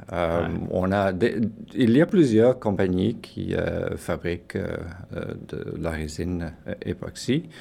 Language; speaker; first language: French; non-native, fluent; Portuguese